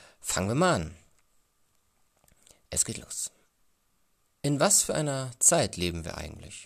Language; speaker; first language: German; native; German